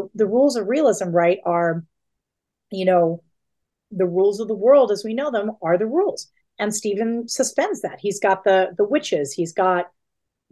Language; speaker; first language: English; native; English